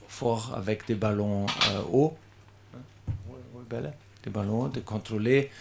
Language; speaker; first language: French; non-native, learner; German